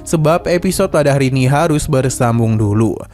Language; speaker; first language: Indonesian; native; Indonesian